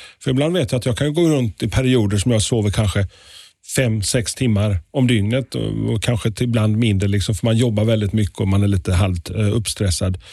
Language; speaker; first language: Swedish; native; Swedish